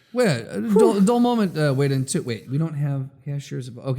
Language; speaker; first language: English; native; English